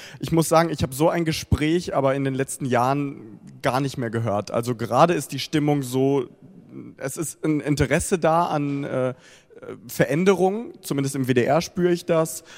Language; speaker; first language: German; early bilingual, other home language; Russian